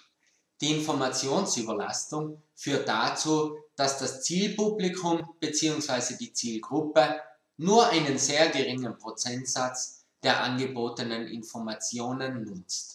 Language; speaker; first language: German; native; German